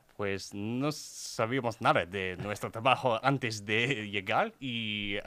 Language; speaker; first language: Spanish; non-native, learner; English